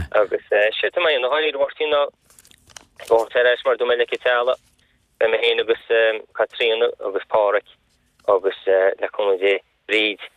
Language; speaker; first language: Irish; native; Irish